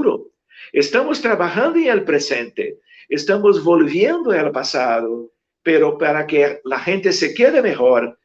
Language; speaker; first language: Spanish; non-native, fluent; Portuguese